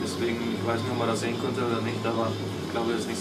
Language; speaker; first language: German; non-native, fluent; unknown